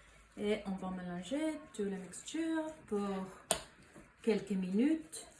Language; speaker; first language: French; non-native, learner; Spanish